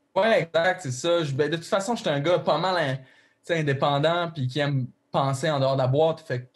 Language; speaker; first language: French; native; French